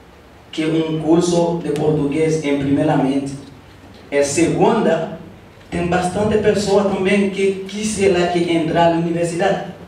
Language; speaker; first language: Portuguese; non-native, learner; Haitian Creole